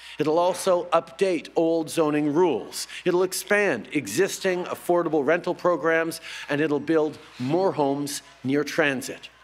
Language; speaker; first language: English; native; English